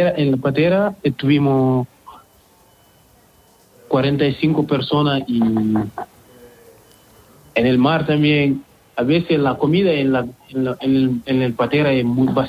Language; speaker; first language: Spanish; non-native, fluent; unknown